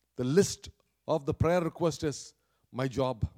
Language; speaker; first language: English; non-native, local second language; Malayalam